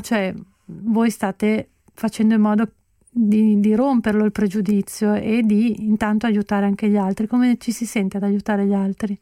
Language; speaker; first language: Italian; native; Italian